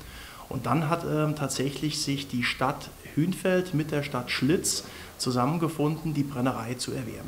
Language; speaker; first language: German; native; German